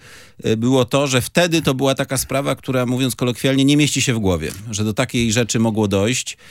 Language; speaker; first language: Polish; native; Polish